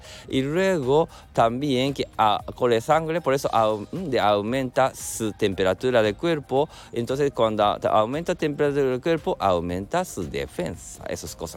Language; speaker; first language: Spanish; non-native, learner; Japanese